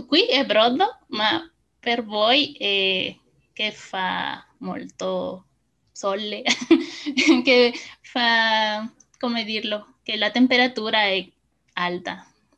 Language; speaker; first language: Italian; non-native, fluent; Spanish